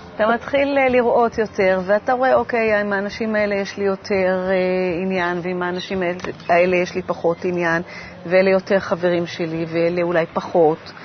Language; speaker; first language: Hebrew; native; Hebrew